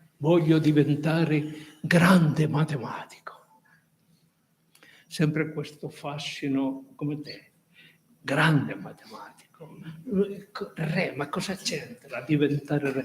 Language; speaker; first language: Italian; non-native, fluent; Spanish